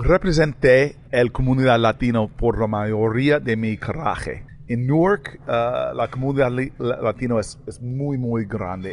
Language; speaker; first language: Spanish; non-native, learner; English